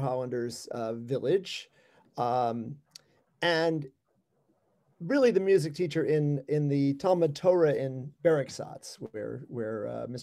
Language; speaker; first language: English; native; English